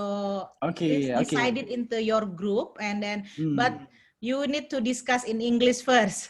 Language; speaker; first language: English; non-native, fluent; Indonesian